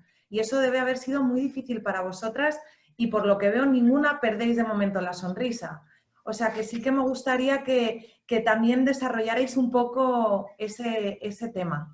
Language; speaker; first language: Spanish; native; Spanish